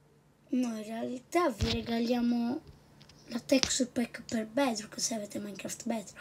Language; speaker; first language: Italian; native; Italian